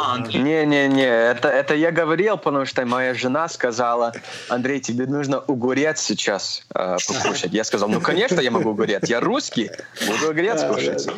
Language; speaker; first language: Russian; early bilingual, heritage; Russian